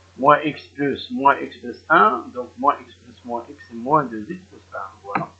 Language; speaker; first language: French; non-native, local second language; Arabic